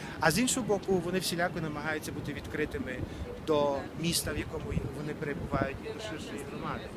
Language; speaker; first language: Ukrainian; native; Ukrainian